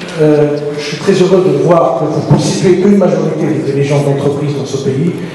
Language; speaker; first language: French; non-native, local second language; Arabic